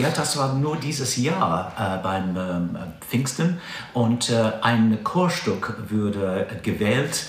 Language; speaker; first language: German; non-native, fluent; English